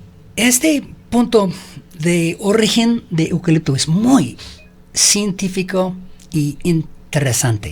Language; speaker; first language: Spanish; non-native, learner; English